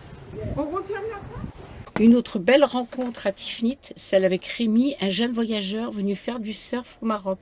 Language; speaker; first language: French; native; French